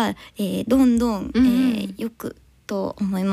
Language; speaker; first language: Japanese; non-native, learner; English